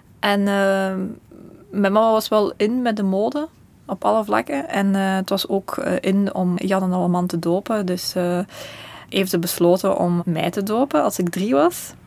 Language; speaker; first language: Dutch; early bilingual, other home language; Russian